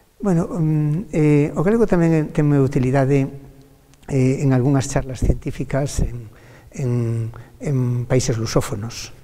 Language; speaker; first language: Galician; native; Galician